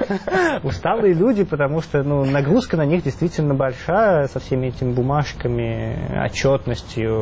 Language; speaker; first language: Russian; native; Russian